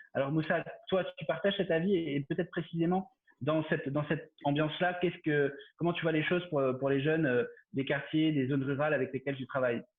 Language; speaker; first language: French; native; French